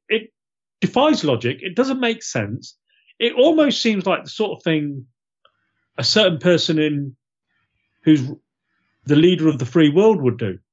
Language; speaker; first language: English; native; English